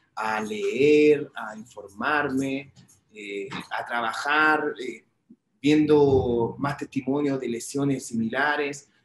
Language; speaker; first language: Spanish; native; Spanish